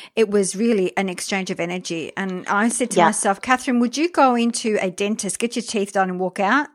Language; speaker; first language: English; early bilingual, other home language; French